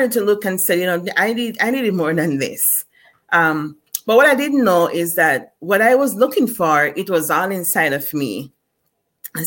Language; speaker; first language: English; non-native, local second language; Jamaican Creole English